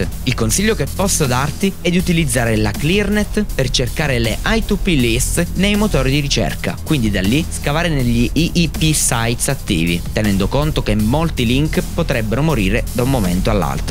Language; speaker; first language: Italian; native; Italian